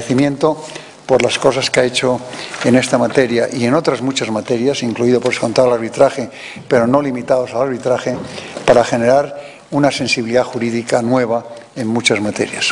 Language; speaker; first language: Spanish; native; Spanish